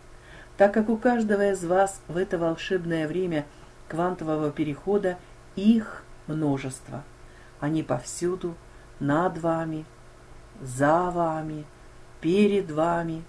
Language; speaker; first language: Russian; native; Russian